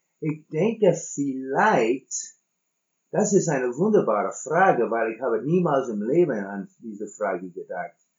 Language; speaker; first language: German; non-native, fluent; English